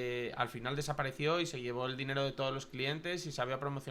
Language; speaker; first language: Spanish; native; Spanish